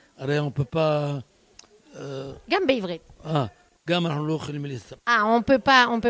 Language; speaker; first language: French; non-native, learner; Arabic